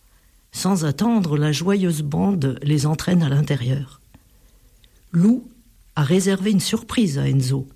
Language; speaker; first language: French; native; French